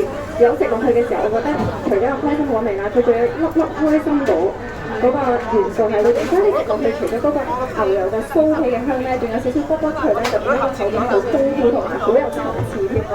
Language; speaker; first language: Cantonese; native; Cantonese